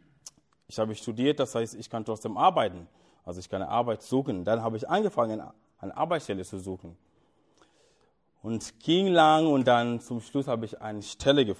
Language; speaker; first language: German; non-native, fluent; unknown